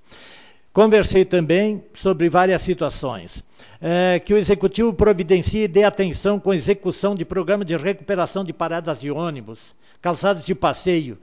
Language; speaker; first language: Portuguese; native; Portuguese